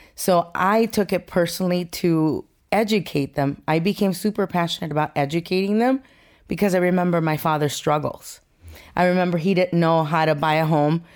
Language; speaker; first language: English; early bilingual, other home language; Spanish